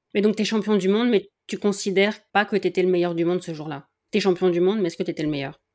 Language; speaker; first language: French; native; French